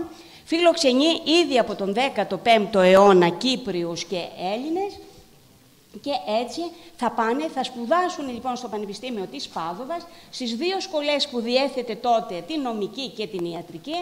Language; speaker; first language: Greek; native; Greek